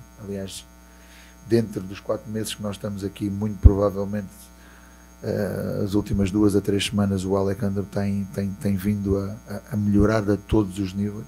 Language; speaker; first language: Portuguese; native; Portuguese